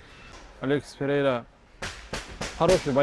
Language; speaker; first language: Russian; non-native, local second language; Kyrgyz